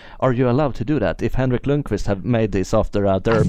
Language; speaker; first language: English; non-native, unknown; Swedish